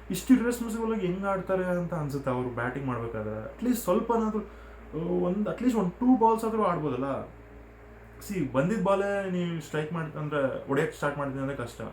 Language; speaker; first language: Kannada; non-native, local second language; Telugu